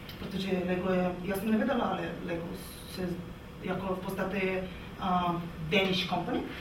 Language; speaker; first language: Czech; non-native, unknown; Bulgarian